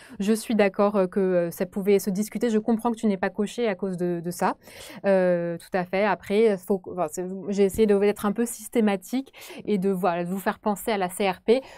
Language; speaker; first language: French; native; French